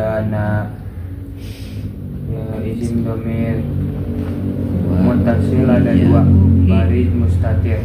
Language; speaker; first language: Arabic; non-native, learner; Indonesian